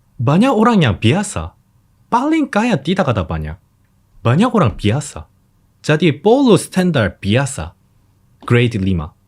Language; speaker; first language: Indonesian; non-native, learner; Korean